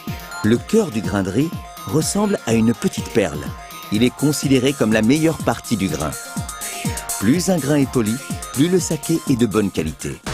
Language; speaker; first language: French; native; French